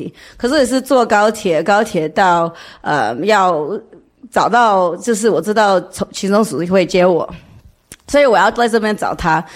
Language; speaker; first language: Chinese; early bilingual, heritage; English